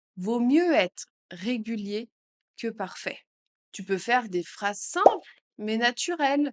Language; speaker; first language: French; native; French